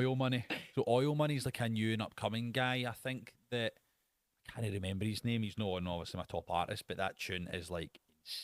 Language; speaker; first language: English; native; English